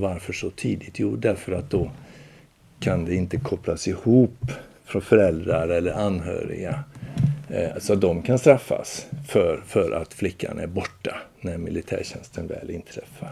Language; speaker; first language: Swedish; native; Swedish